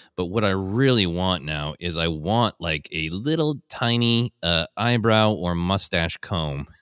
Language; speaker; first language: English; native; English